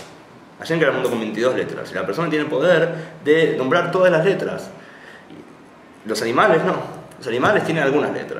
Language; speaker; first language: Spanish; native; Spanish